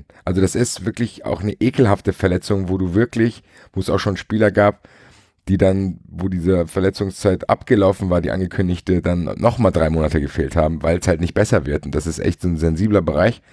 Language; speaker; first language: German; native; German